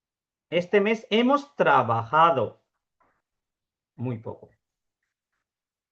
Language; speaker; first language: Spanish; non-native, fluent; Urdu